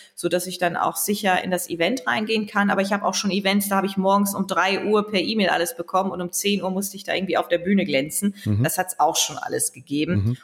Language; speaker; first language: German; native; German